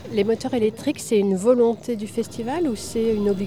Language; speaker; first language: French; native; French